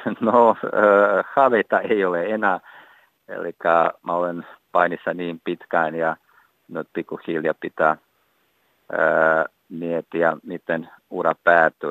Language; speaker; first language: Finnish; non-native, fluent; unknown